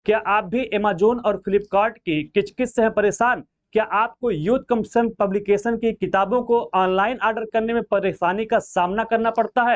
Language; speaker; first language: Hindi; native; Hindi